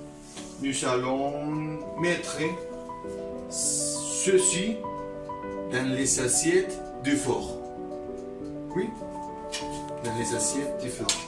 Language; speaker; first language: French; non-native, learner; Spanish